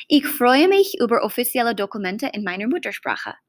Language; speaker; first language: German; non-native, fluent; English